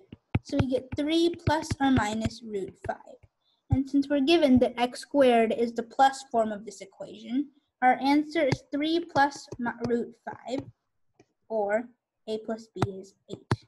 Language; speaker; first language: English; native; English